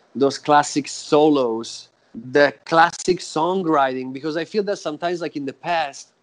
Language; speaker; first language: English; non-native, fluent; Italian